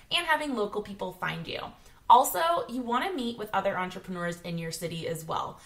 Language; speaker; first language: English; native; English